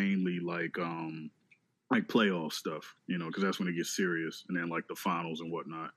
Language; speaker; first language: English; native; English